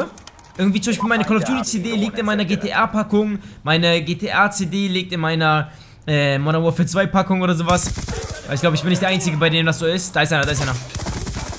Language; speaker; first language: German; native; German